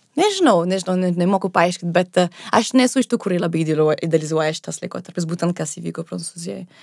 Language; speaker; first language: Lithuanian; non-native, fluent; French